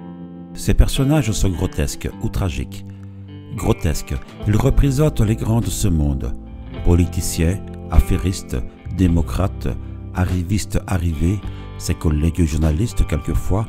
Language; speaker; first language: French; native; French